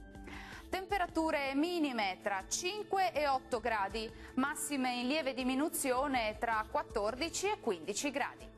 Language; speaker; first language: Italian; native; Italian